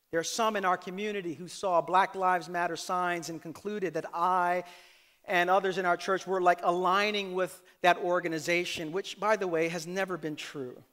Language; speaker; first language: English; native; English